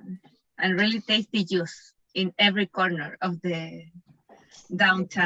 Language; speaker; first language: English; non-native, learner; Spanish